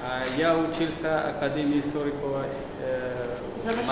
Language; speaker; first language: Russian; non-native, fluent; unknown